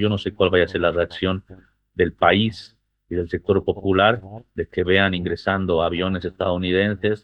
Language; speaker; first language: Spanish; native; Spanish